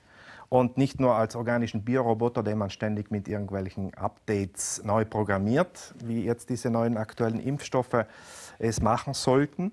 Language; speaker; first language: German; native; German